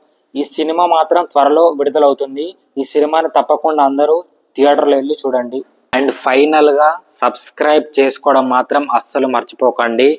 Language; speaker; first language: Telugu; native; Telugu